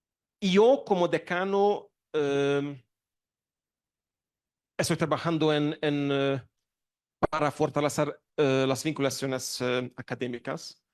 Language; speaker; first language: Spanish; non-native, learner; Hungarian